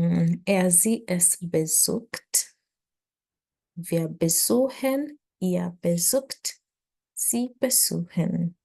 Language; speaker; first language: German; non-native, learner; English